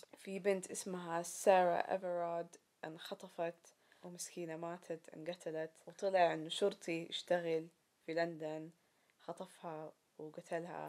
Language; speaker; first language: Arabic; native; Arabic